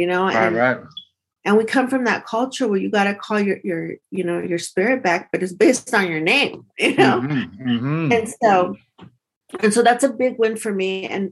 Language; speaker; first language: English; early bilingual, other home language; Spanish